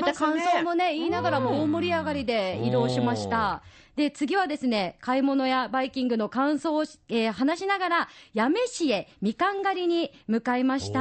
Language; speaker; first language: Japanese; native; Japanese